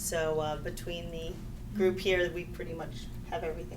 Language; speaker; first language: English; native; English